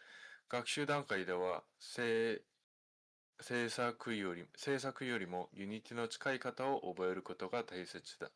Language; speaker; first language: Japanese; non-native, fluent; Korean